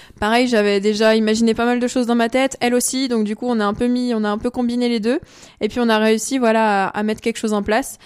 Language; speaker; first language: French; native; French